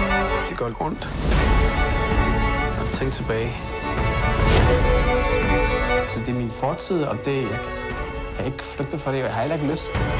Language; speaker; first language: Danish; non-native, learner; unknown